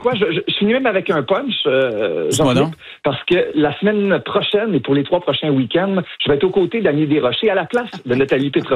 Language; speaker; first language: French; native; French